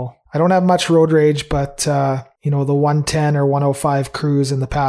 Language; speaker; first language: English; native; English